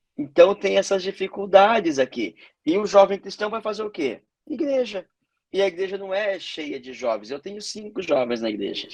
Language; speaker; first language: Portuguese; native; Portuguese